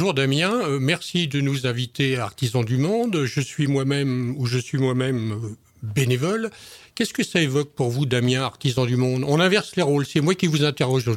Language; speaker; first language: French; native; French